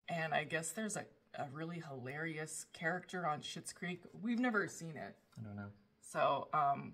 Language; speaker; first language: English; native; English